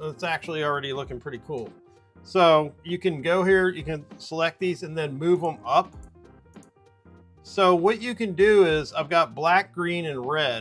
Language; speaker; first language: English; native; English